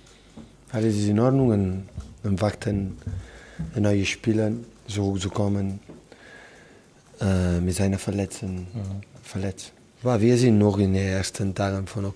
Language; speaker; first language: German; non-native, fluent; Spanish